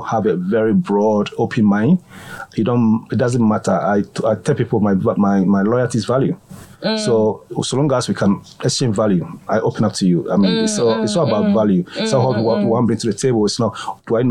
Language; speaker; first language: English; non-native, local second language; Akan